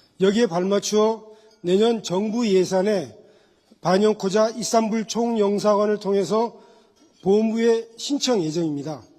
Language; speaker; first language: Korean; native; Korean